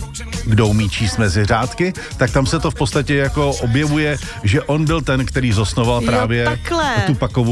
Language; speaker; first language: Czech; native; Czech